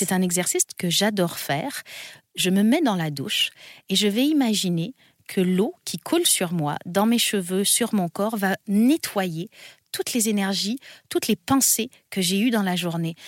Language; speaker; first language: French; native; French